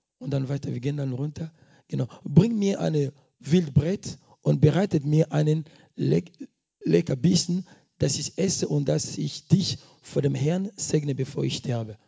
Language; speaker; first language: German; non-native, fluent; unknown